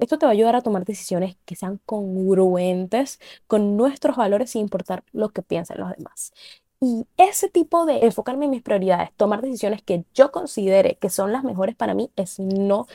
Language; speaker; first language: Spanish; native; Spanish